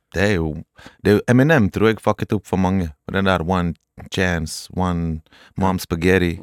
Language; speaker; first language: Norwegian; early bilingual, other home language; Bosnian